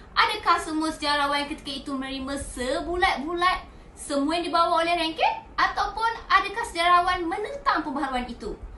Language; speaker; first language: Malay; native; Malay